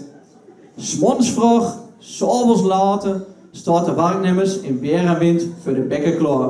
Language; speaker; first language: Dutch; native; Dutch